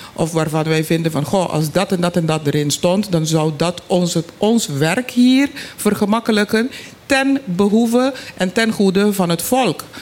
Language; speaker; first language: Dutch; non-native, local second language; Papiamento